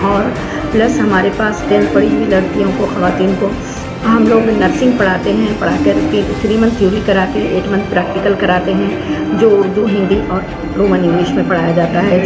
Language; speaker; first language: Urdu; native; Urdu